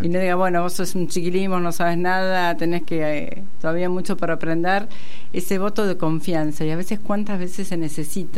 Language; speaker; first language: Spanish; native; Spanish